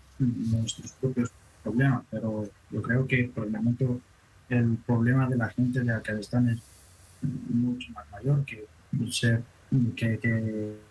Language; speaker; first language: Spanish; non-native, fluent; Persian